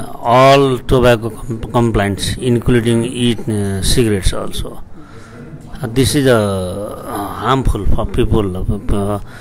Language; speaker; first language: English; non-native, local second language; Nepali